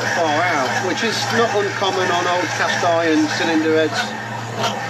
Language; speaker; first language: English; native; English